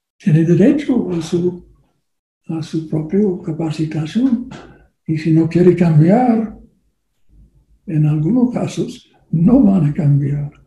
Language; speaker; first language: Spanish; non-native, learner; English